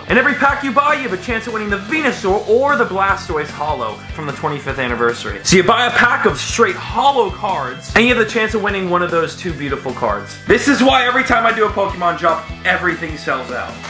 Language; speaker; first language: English; native; English